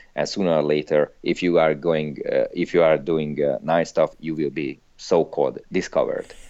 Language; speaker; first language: English; non-native, fluent; Hungarian